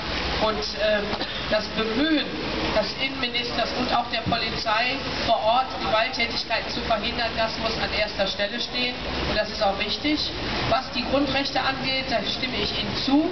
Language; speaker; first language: German; native; German